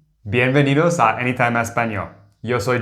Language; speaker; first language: Spanish; non-native, fluent; English